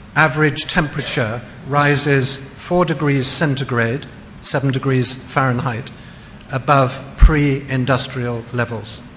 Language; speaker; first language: English; native; English